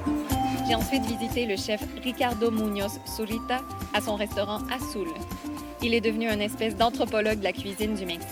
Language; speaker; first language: French; native; French